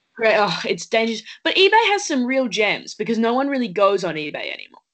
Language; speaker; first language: English; native; English